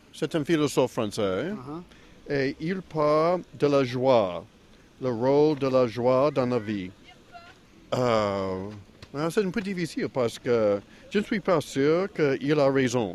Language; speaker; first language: French; non-native, learner; English